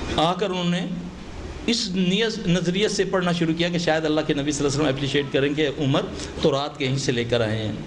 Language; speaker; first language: Urdu; non-native, local second language; Punjabi